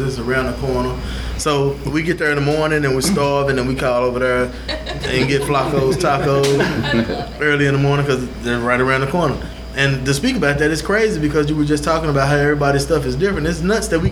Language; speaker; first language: English; native; English